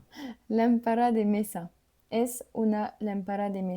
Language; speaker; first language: Spanish; non-native, learner; French